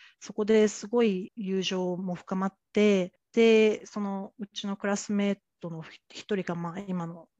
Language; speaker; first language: Japanese; native; Japanese